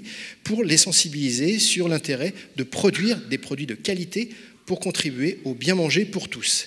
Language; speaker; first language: French; native; French